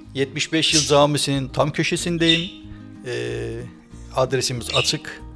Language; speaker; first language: Turkish; native; Turkish